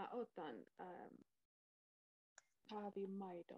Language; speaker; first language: Finnish; non-native, learner; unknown